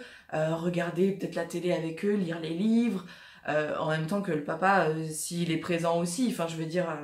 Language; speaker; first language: French; native; French